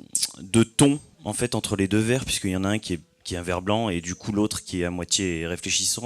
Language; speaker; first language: French; native; French